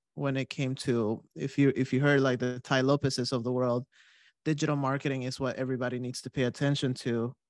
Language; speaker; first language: English; native; English